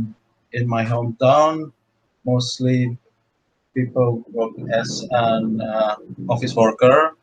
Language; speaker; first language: English; non-native, learner; Indonesian